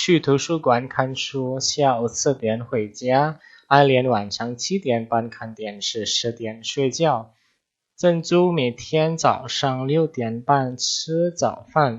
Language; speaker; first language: Chinese; non-native, fluent; Indonesian